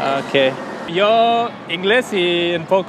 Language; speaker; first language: Spanish; non-native, learner; English